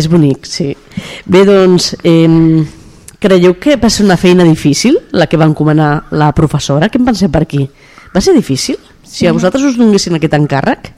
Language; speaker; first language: Catalan; native; Catalan